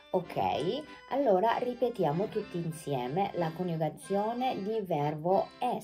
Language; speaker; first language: Italian; non-native, fluent; Japanese